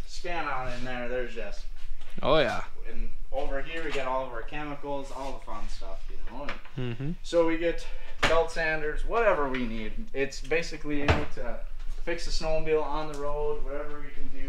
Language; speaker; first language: English; native; English